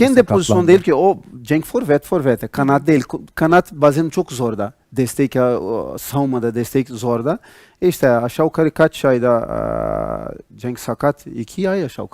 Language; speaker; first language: Turkish; non-native, learner; Portuguese